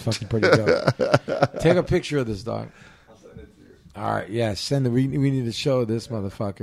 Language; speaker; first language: English; native; English